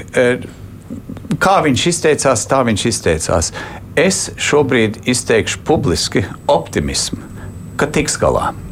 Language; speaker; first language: Latvian; early bilingual, heritage; Latvian